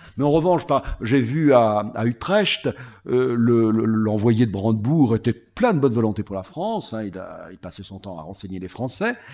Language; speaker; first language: French; native; French